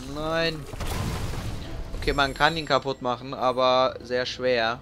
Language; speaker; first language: German; native; German